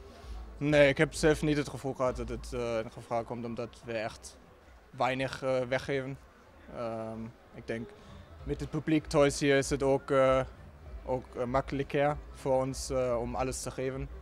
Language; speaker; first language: Dutch; non-native, fluent; German